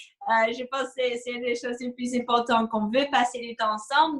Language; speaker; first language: French; non-native, fluent; English